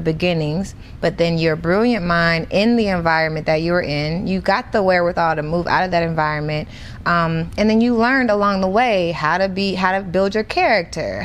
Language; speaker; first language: English; native; English